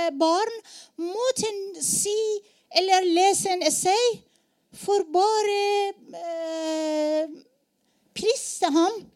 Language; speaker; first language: Norwegian; non-native, learner; Persian